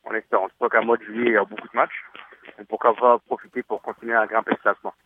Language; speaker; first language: French; native; French